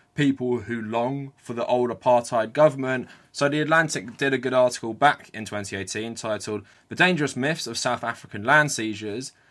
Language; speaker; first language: English; native; English